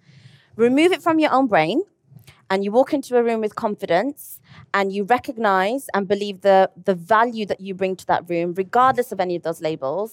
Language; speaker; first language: English; native; English